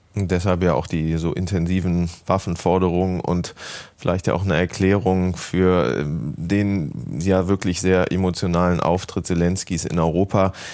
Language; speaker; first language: German; native; German